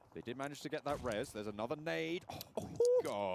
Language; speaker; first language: English; native; English